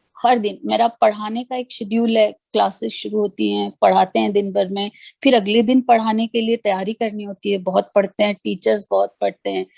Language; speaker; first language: Hindi; native; Hindi